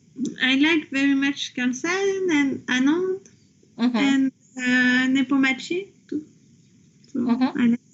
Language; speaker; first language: English; non-native, learner; French